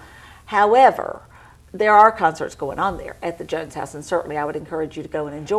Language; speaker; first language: English; native; English